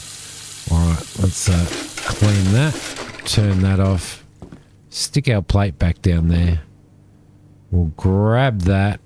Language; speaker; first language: English; native; English